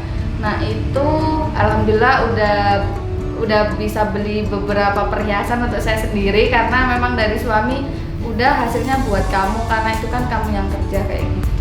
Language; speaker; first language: Indonesian; native; Indonesian